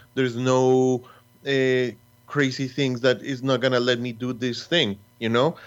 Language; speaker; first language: English; non-native, fluent; Spanish